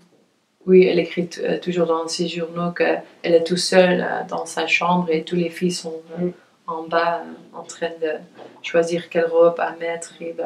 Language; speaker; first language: French; non-native, fluent; Dutch